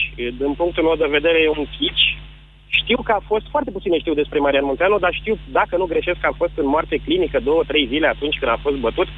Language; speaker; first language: Romanian; native; Romanian